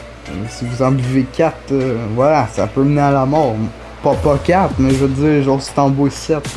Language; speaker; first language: French; native; French